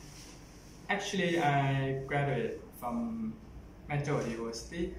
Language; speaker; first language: English; non-native, learner; Thai